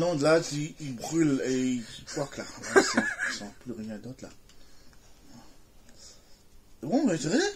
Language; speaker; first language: French; native; French